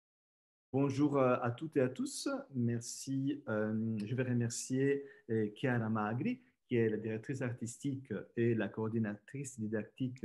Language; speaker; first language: French; non-native, fluent; Italian